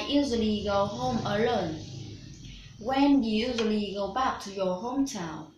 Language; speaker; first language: English; non-native, learner; Vietnamese